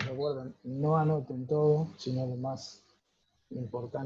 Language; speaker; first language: Spanish; native; Spanish